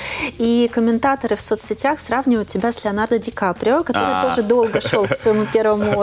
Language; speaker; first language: Russian; native; Russian